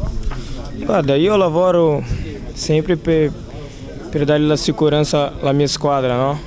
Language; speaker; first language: Italian; non-native, fluent; Portuguese